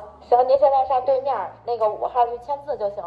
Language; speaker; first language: Chinese; native; Chinese